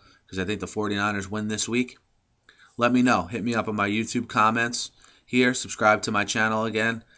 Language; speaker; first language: English; native; English